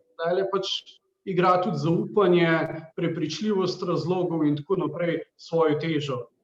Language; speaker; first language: Slovenian; native; Slovenian